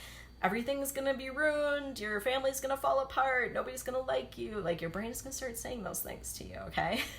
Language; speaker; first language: English; native; English